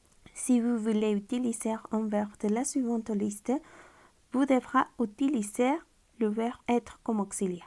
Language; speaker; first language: French; non-native, fluent; Spanish